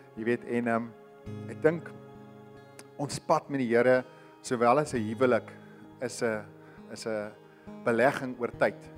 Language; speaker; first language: Afrikaans; native; Afrikaans